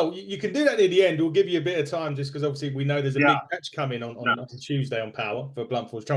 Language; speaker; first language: English; native; English